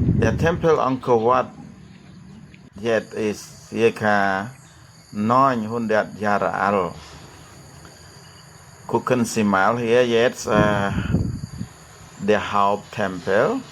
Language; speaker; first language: German; non-native, fluent; Khmer